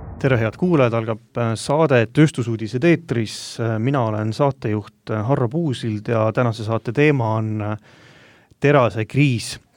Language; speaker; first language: Estonian; native; Estonian